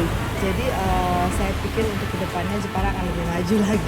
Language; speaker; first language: Indonesian; native; Indonesian